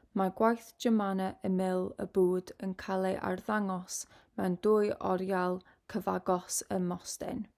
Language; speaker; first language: Welsh; non-native, local second language; English